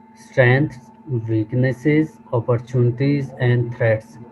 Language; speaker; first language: English; non-native, local second language; Urdu